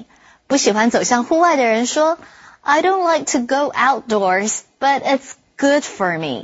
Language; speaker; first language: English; non-native, fluent; Chinese